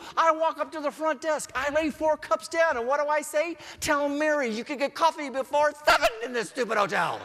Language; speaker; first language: English; native; English